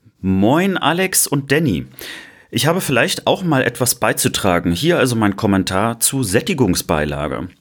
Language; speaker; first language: German; native; German